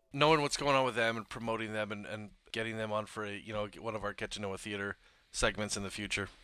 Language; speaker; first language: English; native; English